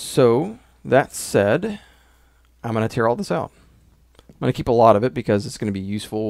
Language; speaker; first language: English; native; English